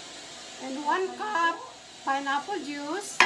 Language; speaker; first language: English; non-native, local second language; Filipino